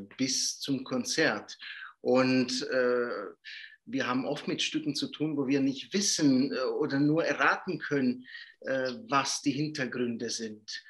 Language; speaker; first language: German; non-native, local second language; Italian